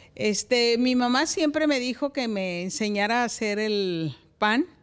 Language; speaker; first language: Spanish; native; Spanish